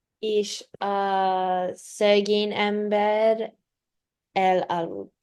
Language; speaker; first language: Hungarian; non-native, learner; English